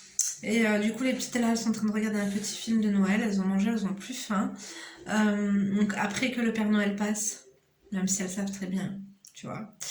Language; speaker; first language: French; native; French